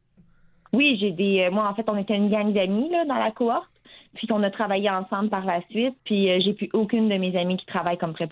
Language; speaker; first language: French; native; French